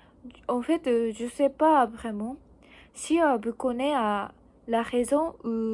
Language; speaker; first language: French; non-native, learner; Japanese